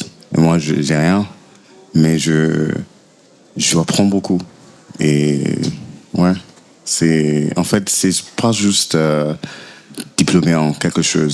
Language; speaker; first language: French; non-native, fluent; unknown